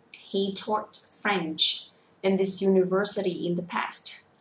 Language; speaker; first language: English; non-native, fluent; Vietnamese